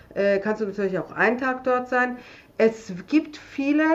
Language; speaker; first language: German; native; German